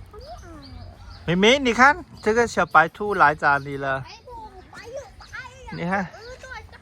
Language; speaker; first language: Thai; native; Thai